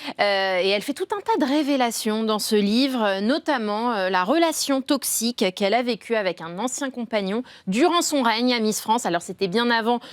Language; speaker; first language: French; native; French